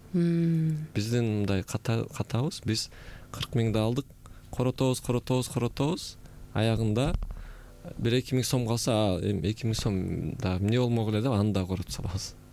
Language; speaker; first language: Kyrgyz; native; Kyrgyz